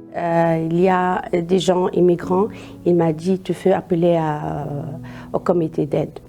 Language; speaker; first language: French; non-native, learner; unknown